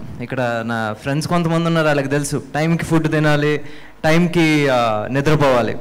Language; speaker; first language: Telugu; native; Telugu